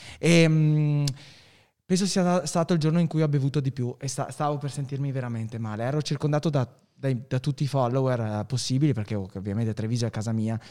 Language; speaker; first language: Italian; native; Italian